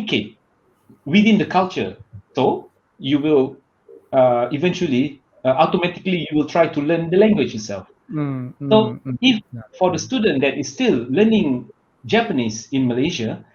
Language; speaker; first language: English; non-native, learner; Malay